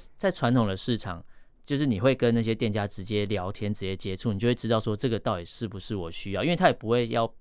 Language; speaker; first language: Chinese; native; Chinese